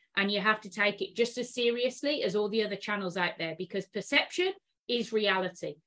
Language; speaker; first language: English; native; English